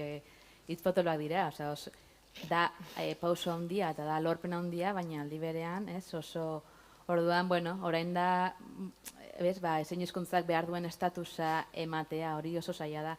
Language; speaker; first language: Basque; native; Basque